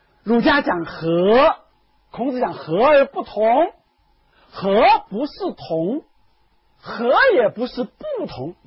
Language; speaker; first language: Chinese; native; Chinese